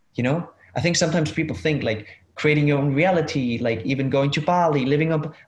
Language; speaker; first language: English; non-native, fluent; German